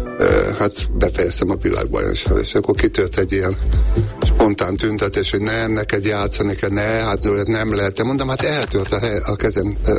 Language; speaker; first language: Hungarian; native; Hungarian